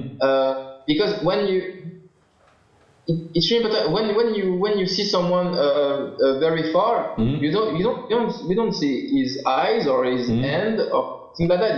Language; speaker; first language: English; non-native, learner; French